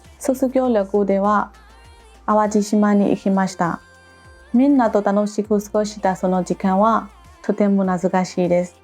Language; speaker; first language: Japanese; non-native, fluent; Burmese